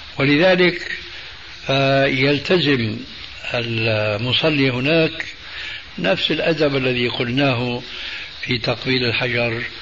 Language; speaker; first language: Arabic; early bilingual, other home language; Albanian